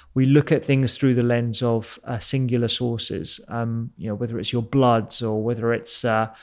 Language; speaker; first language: English; native; English